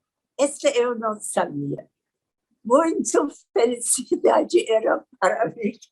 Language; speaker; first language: Portuguese; non-native, learner; Persian